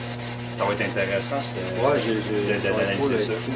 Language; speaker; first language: French; native; French